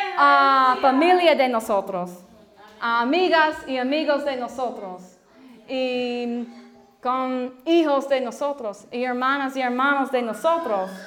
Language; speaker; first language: Spanish; non-native, learner; English